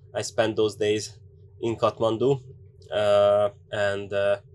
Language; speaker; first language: English; non-native, fluent; Hungarian